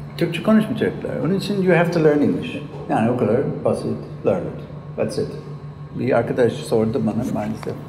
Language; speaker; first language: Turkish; non-native, fluent; English